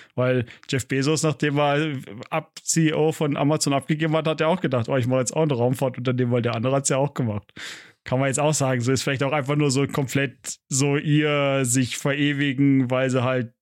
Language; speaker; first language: German; native; German